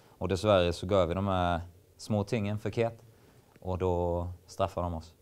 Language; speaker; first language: Swedish; native; Swedish